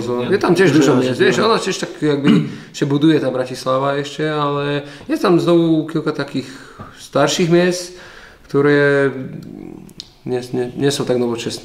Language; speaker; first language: Polish; non-native, learner; Slovak